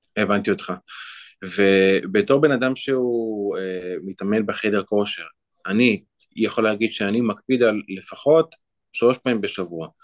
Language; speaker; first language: Hebrew; native; Hebrew